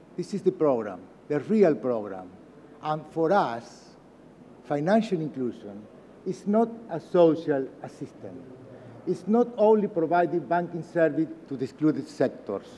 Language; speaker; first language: English; non-native, learner; Spanish